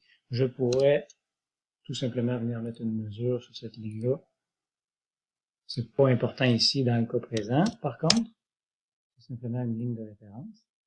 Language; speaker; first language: French; native; French